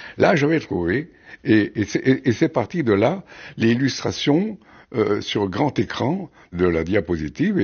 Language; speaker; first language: French; native; French